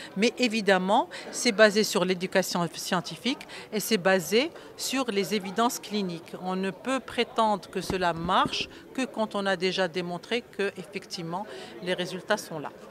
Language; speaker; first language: French; non-native, local second language; Arabic